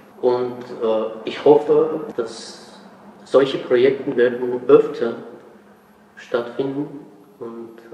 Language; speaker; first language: German; non-native, fluent; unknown